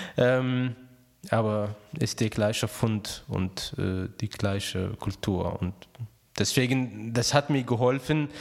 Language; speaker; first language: German; non-native, fluent; Arabic